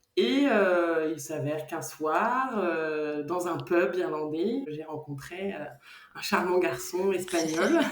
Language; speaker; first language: French; native; French